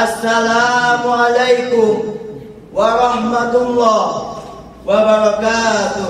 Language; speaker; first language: Arabic; non-native, learner; Indonesian